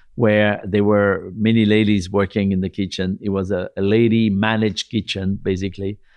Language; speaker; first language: English; non-native, fluent; French